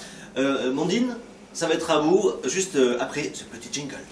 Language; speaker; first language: French; native; French